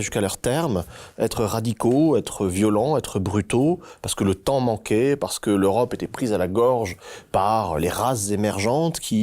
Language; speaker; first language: French; native; French